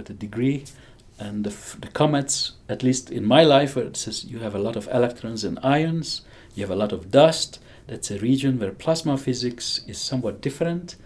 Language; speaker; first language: English; non-native, fluent; Hungarian